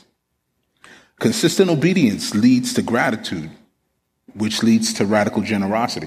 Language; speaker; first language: English; native; English